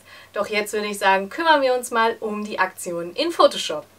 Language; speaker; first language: German; native; German